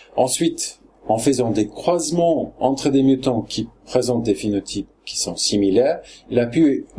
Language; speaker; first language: French; non-native, fluent; English